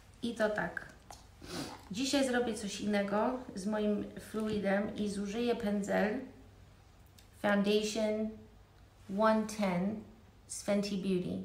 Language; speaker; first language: Polish; early bilingual, heritage; Polish